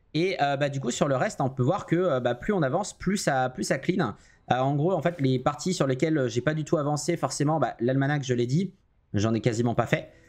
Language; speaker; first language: French; native; French